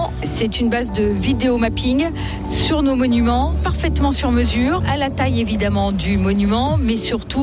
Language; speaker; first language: French; native; French